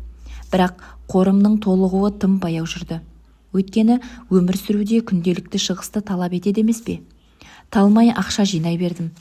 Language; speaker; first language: Kazakh; native; Kazakh